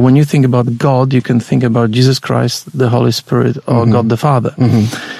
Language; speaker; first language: English; non-native, fluent; Polish